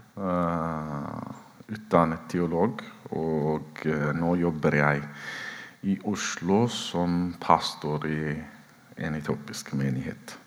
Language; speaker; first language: Norwegian; non-native, fluent; Oromo